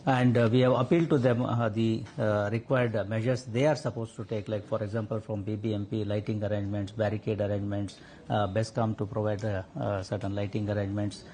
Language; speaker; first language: English; non-native, local second language; Kannada